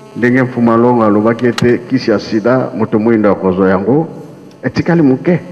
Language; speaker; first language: Lingala; non-native, local second language; Kongo